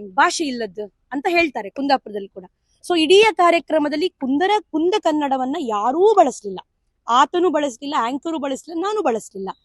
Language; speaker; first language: Kannada; non-native, local second language; Tulu